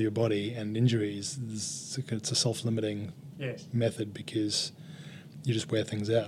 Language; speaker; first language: English; native; English